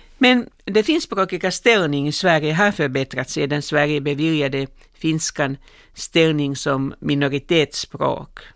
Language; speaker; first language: Swedish; non-native, local second language; Finnish